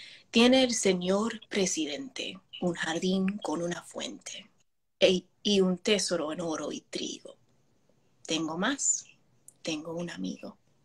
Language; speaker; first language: Spanish; early bilingual, heritage; Spanish